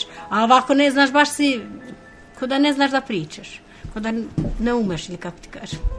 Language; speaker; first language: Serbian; non-native, fluent; Albanian